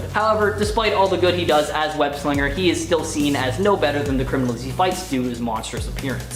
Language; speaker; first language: English; native; English